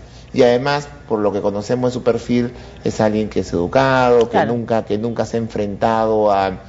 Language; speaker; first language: Spanish; native; Spanish